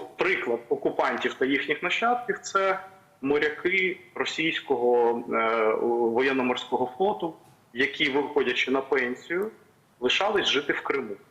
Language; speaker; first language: Ukrainian; native; Ukrainian